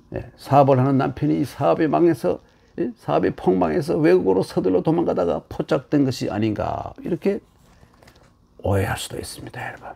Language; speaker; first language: Korean; native; Korean